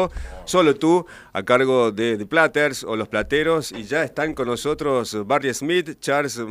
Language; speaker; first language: Spanish; native; Spanish